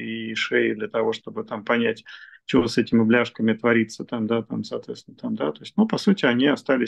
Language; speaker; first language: Russian; native; Russian